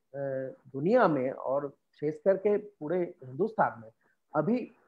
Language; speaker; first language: Hindi; non-native, local second language; Assamese